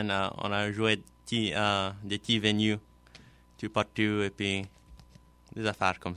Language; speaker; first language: French; non-native, local second language; English